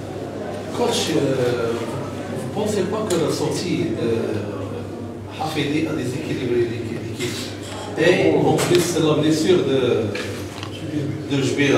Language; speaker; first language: French; non-native, local second language; Arabic